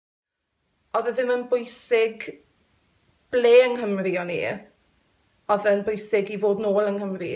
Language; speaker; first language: Welsh; non-native, local second language; English